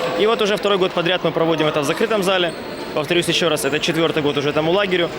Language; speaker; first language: Russian; native; Russian